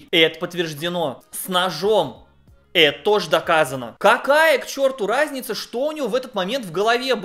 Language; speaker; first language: Russian; native; Russian